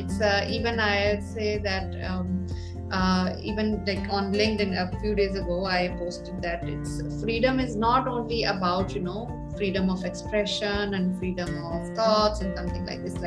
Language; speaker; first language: English; non-native, local second language; Urdu